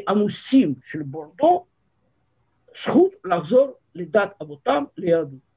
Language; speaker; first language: Hebrew; non-native, fluent; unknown